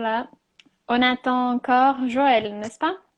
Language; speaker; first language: French; non-native, fluent; Portuguese